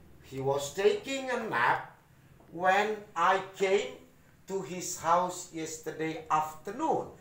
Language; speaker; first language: English; non-native, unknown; Indonesian